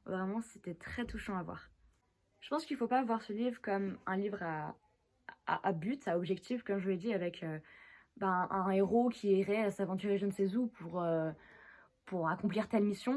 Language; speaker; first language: French; native; French